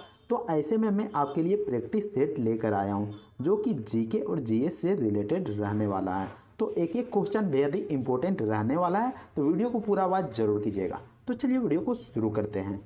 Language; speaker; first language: Hindi; native; Hindi